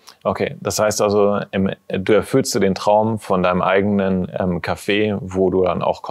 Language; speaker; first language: German; native; German